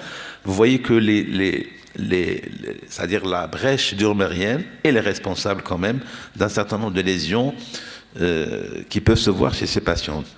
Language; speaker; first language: French; non-native, local second language; Arabic